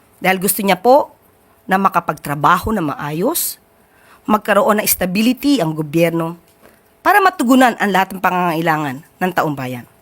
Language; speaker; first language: Filipino; native; Filipino